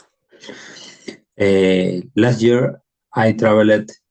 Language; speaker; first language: English; non-native, learner; Spanish